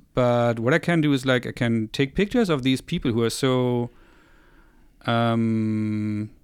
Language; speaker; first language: English; non-native, fluent; German